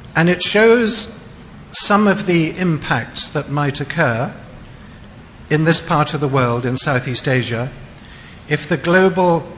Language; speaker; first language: English; native; English